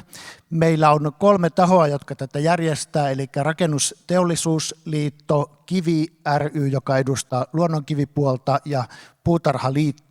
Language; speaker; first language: Finnish; native; Finnish